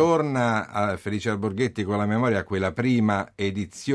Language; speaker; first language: Italian; native; Italian